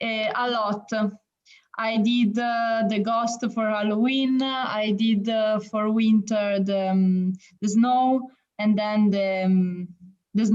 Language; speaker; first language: English; non-native, learner; Italian